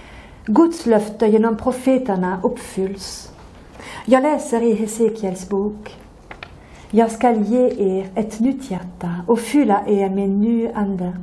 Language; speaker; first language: Swedish; non-native, fluent; French